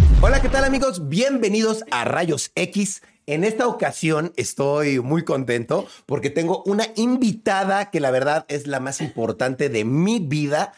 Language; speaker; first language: Spanish; native; Spanish